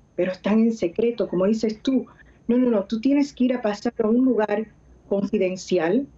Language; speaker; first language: Spanish; early bilingual, heritage; Spanish